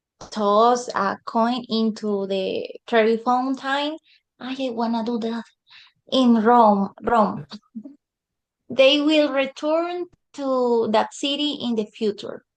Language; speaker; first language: English; non-native, learner; Spanish